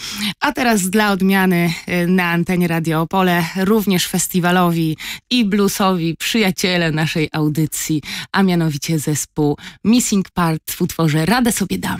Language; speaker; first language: Polish; native; Polish